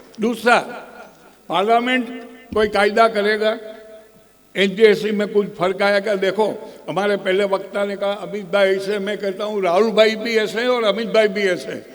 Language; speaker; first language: Hindi; non-native, local second language; Gujarati